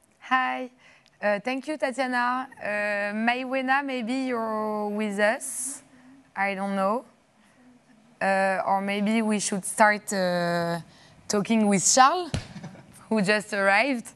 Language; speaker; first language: English; non-native, fluent; French